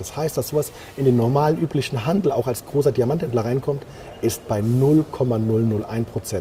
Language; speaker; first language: German; native; German